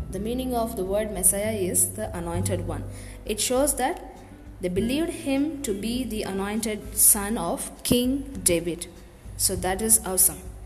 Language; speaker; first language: English; non-native, local second language; Tamil